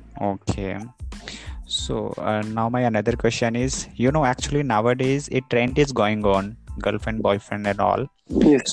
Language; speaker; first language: English; non-native, learner; Hindi